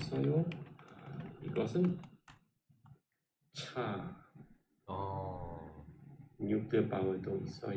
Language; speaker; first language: Korean; non-native, learner; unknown